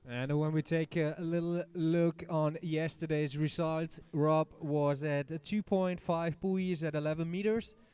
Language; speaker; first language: English; non-native, fluent; German